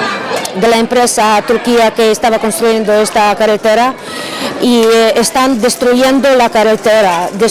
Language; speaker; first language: Spanish; non-native, fluent; Ukrainian